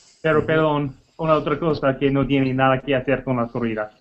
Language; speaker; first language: Spanish; non-native, learner; English